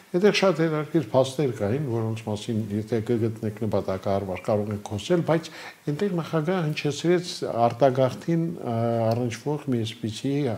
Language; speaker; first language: Armenian; native; Armenian